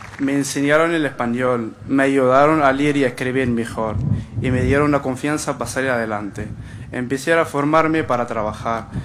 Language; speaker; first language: Spanish; non-native, fluent; Arabic